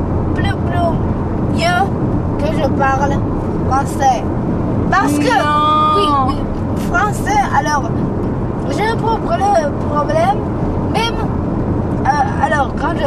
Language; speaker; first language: French; non-native, learner; Georgian